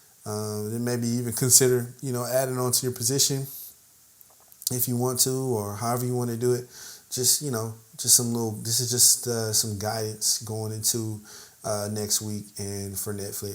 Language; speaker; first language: English; native; English